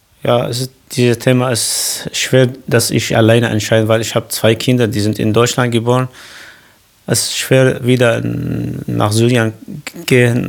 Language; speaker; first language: German; non-native, learner; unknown